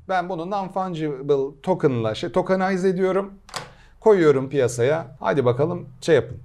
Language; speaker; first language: Turkish; native; Turkish